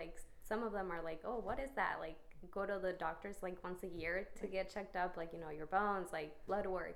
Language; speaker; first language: English; early bilingual, other home language; Spanish